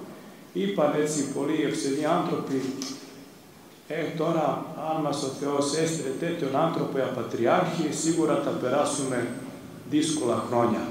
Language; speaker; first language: Greek; non-native, fluent; Serbian